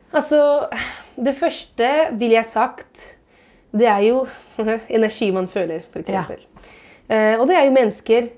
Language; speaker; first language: Norwegian; non-native, fluent; Italian